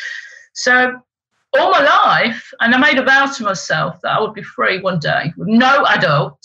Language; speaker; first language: English; native; English